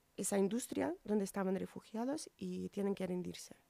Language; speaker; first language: Spanish; non-native, fluent; Ukrainian